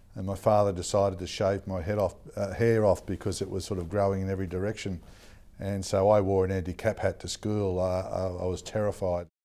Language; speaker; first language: English; native; English